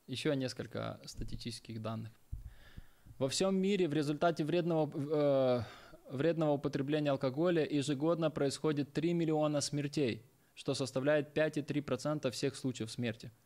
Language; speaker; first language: Russian; native; Russian